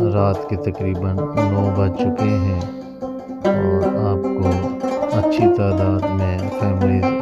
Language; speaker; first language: Urdu; native; Urdu